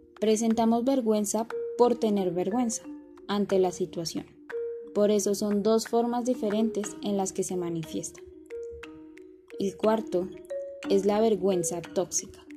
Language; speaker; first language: Spanish; native; Spanish